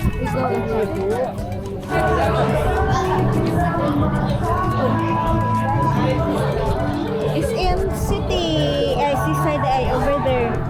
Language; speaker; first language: English; non-native, local second language; Cebuano